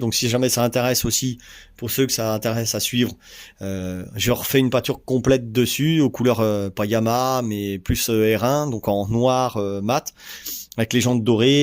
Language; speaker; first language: French; native; French